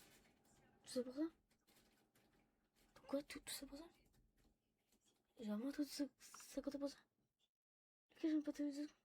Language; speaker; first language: French; native; French